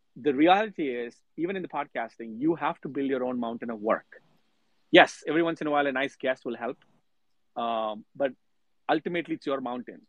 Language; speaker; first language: English; non-native, local second language; Telugu